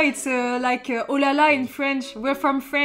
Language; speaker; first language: English; non-native, learner; French